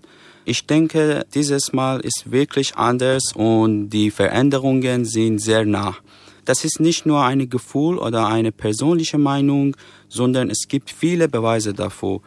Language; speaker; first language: German; non-native, fluent; Persian